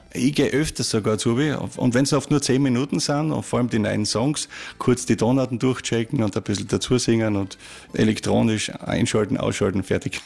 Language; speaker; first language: German; native; German